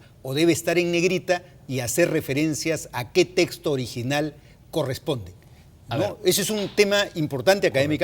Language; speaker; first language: Spanish; native; Spanish